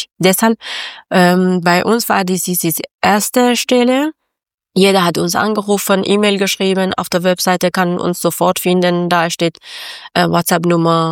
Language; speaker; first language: German; non-native, learner; Persian